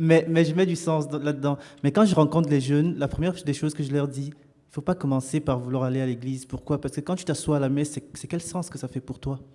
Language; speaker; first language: French; native; French